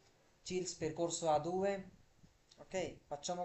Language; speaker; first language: Italian; non-native, fluent; Bangla